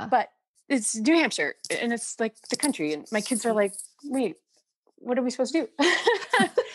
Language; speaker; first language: English; native; English